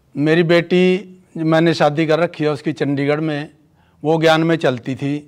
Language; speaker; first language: Hindi; native; Hindi